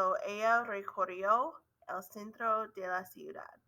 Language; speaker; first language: Spanish; non-native, learner; English